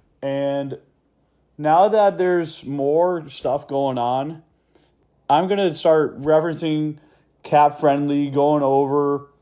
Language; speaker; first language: English; native; English